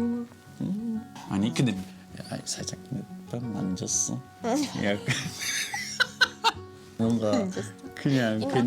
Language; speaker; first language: Korean; non-native, learner; English